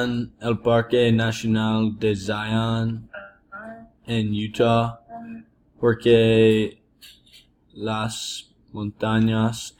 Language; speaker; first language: Spanish; non-native, learner; English